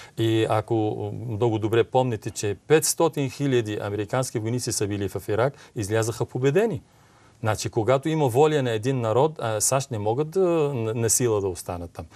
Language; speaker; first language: Bulgarian; non-native, fluent; Arabic